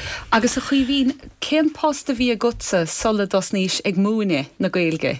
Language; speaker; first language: Irish; native; Irish